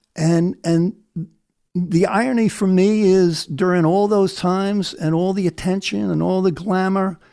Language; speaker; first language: English; native; English